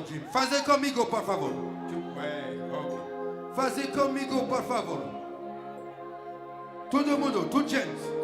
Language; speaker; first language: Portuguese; non-native, learner; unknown